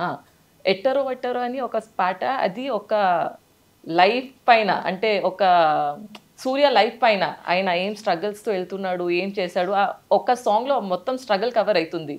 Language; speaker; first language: Telugu; non-native, local second language; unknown